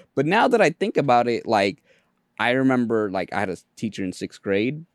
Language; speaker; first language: English; early bilingual, other home language; Bangla